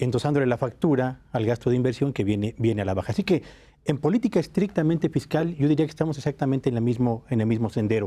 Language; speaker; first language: Spanish; native; Spanish